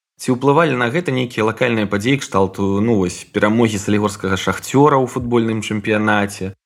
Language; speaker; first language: Belarusian; non-native, local second language; Russian